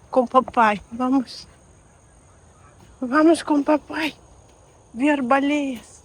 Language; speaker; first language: Portuguese; non-native, learner; Russian